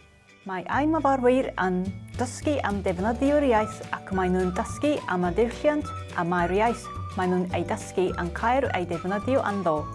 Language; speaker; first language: Welsh; non-native, learner; Japanese